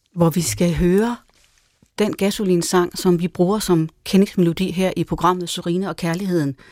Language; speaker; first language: Danish; native; Danish